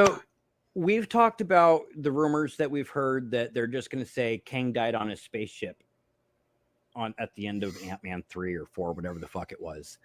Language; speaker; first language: English; native; English